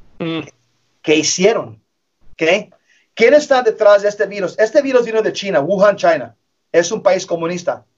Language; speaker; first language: Spanish; early bilingual, heritage; English